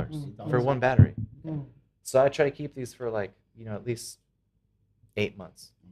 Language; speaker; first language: English; native; English